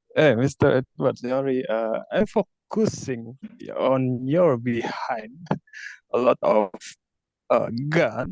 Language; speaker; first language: English; non-native, learner; Indonesian